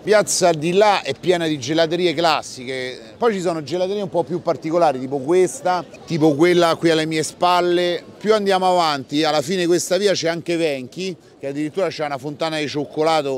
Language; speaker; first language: Italian; native; Italian